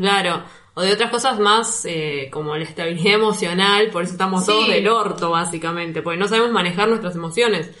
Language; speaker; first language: Spanish; native; Spanish